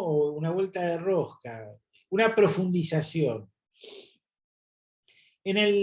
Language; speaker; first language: Spanish; native; Spanish